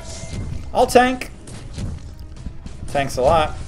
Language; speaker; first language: English; native; English